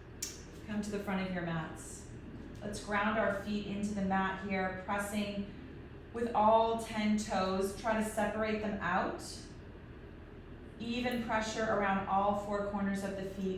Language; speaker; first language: English; native; English